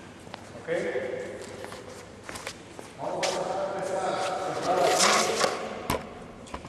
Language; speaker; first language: Spanish; non-native, learner; Portuguese